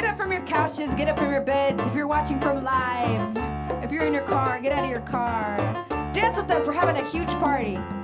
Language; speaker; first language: English; native; English